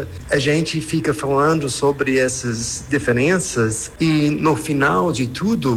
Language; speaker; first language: Portuguese; non-native, fluent; English